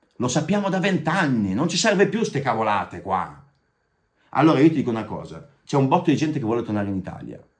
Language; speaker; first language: Italian; native; Italian